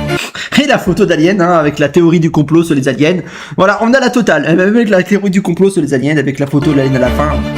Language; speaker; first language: French; native; French